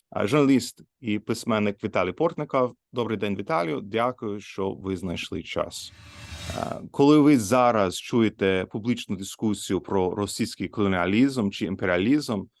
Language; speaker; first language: Ukrainian; non-native, learner; English